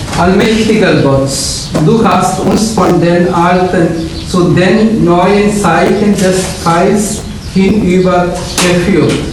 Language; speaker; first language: German; non-native, learner; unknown